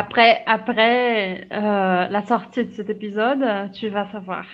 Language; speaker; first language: French; non-native, fluent; Portuguese